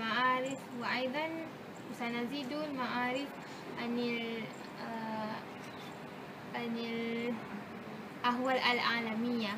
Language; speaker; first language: Arabic; non-native, learner; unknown